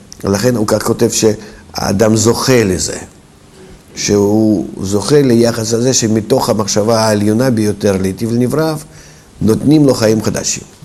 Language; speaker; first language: Hebrew; non-native, fluent; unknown